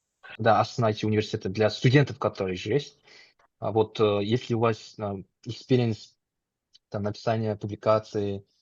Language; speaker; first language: Russian; non-native, local second language; Kazakh